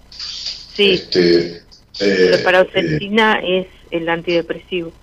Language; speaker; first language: Spanish; native; Spanish